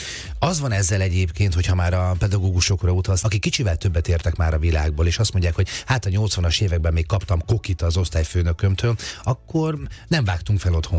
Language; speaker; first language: Hungarian; native; Hungarian